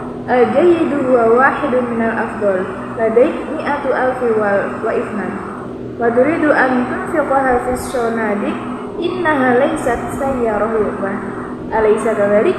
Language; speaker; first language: Arabic; non-native, learner; Indonesian